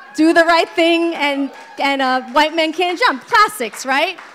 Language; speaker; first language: English; native; English